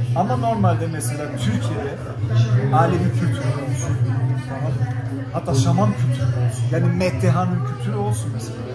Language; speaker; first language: Turkish; early bilingual, heritage; German